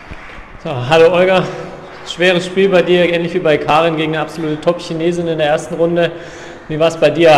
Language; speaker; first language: German; native; German